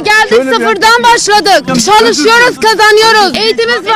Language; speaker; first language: Turkish; non-native, learner; Arabic